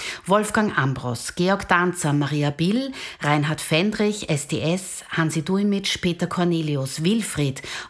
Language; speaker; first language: German; native; German